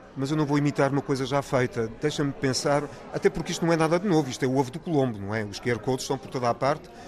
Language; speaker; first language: Portuguese; early bilingual, other home language; French